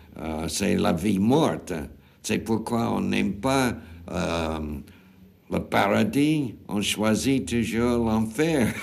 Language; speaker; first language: French; non-native, fluent; English